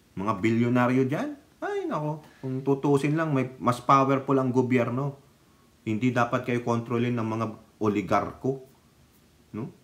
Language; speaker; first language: Filipino; native; Filipino